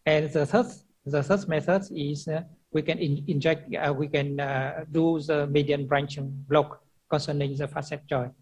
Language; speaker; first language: English; non-native, fluent; Vietnamese